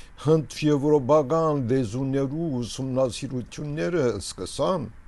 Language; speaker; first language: Armenian; early bilingual, heritage; Armenian